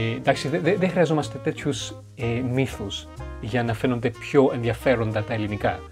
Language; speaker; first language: Greek; non-native, fluent; French